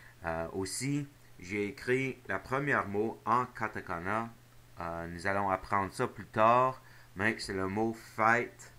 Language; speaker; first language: French; non-native, local second language; English